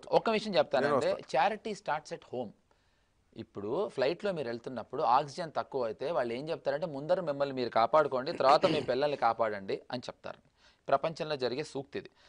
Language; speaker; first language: Telugu; native; Telugu